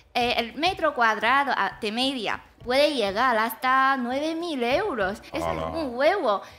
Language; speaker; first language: Spanish; non-native, fluent; Chinese